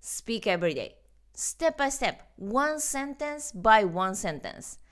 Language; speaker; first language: English; non-native, learner; Japanese